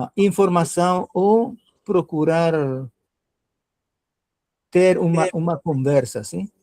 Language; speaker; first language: Spanish; non-native, fluent; Portuguese